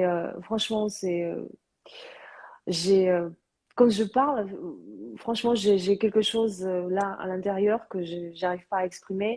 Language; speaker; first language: French; early bilingual, other home language; Korean